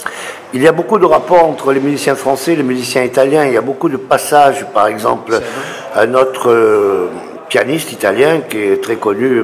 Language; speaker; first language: French; native; French